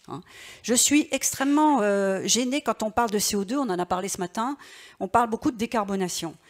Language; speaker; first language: French; native; French